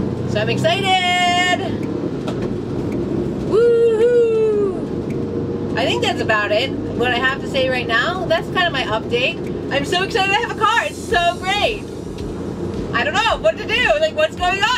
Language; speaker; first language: English; native; English